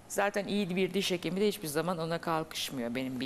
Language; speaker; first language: Turkish; native; Turkish